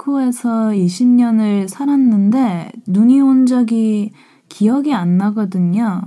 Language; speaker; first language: Korean; early bilingual, heritage; Korean